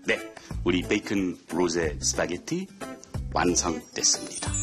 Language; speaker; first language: Korean; non-native, learner; English